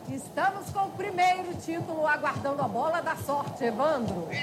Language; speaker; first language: Portuguese; native; Portuguese